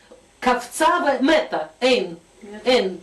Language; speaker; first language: Hebrew; non-native, learner; Russian